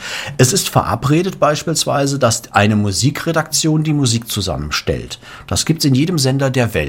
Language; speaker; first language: German; native; German